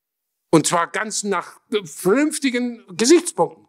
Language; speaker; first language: German; native; German